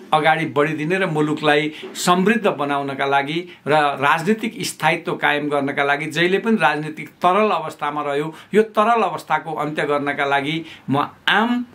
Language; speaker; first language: Nepali; native; Nepali